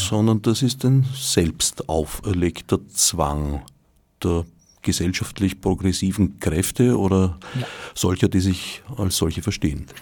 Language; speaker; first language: German; native; German